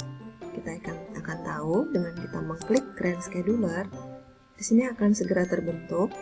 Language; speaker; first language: Indonesian; native; Indonesian